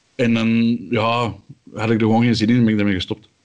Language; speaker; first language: Dutch; native; Dutch